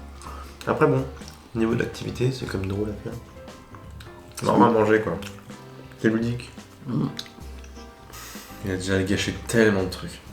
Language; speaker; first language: French; native; French